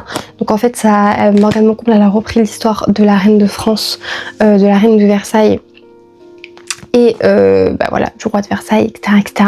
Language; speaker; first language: French; native; French